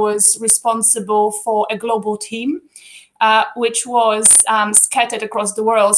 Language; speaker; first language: English; non-native, fluent; Polish